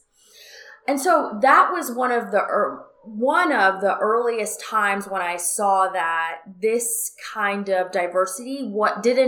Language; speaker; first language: English; native; English